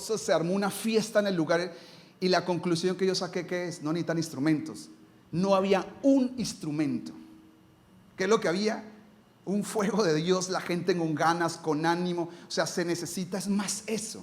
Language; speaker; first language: Spanish; native; Spanish